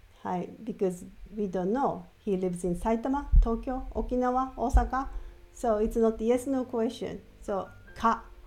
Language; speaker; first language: English; non-native, fluent; Japanese